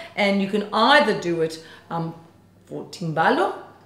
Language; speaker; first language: English; early bilingual, other home language; Italian